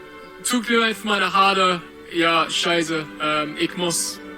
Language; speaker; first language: German; non-native, learner; English